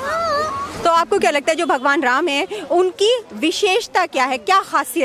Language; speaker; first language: Hindi; native; Hindi